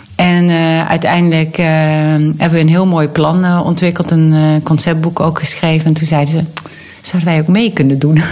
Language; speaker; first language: Dutch; native; Dutch